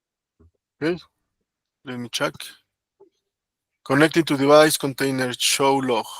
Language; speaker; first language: English; non-native, learner; Spanish